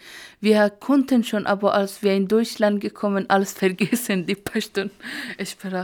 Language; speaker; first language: German; non-native, learner; Persian